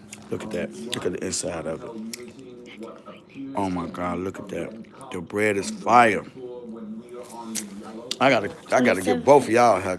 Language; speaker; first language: English; native; English